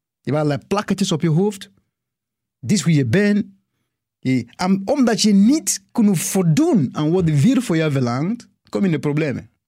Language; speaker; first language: Dutch; non-native, fluent; English